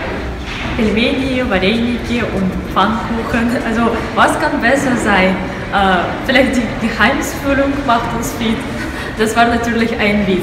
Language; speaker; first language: German; non-native, learner; Russian